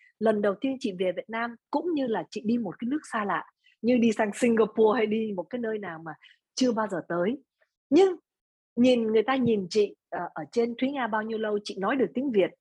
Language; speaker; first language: Vietnamese; early bilingual, other home language; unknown